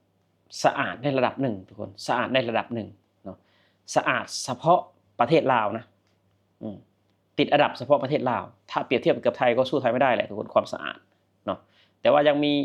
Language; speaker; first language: Thai; non-native, local second language; Northeastern Thai